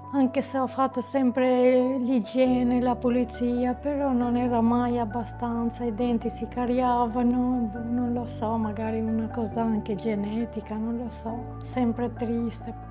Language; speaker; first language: Italian; non-native, fluent; Albanian